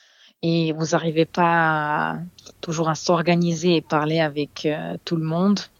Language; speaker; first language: French; non-native, fluent; Serbian